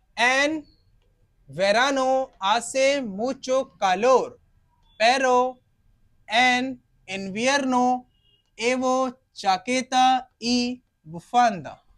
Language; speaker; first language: Spanish; non-native, fluent; Hindi